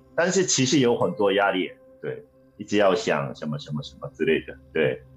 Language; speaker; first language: Chinese; non-native, fluent; Korean